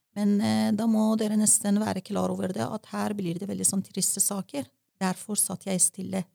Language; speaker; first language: Norwegian; non-native, fluent; Persian